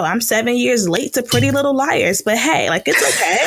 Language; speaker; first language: English; native; English